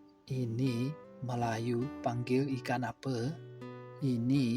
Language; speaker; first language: Indonesian; non-native, learner; Burmese